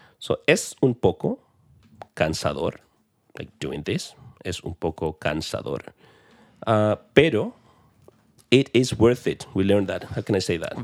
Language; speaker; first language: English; non-native, fluent; Spanish